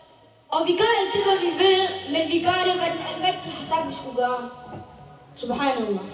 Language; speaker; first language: Danish; non-native, learner; Malay